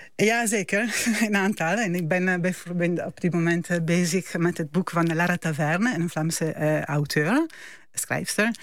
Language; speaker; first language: Dutch; non-native, fluent; Italian